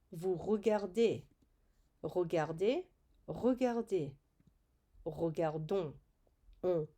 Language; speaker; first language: French; non-native, fluent; English